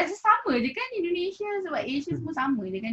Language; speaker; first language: Malay; native; Malay